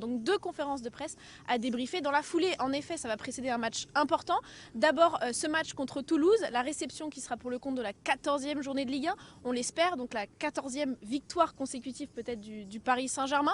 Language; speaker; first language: French; native; French